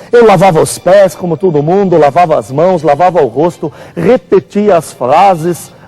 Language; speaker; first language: Portuguese; non-native, fluent; Arabic